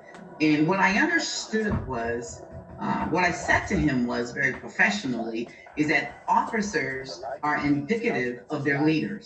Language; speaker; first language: English; native; English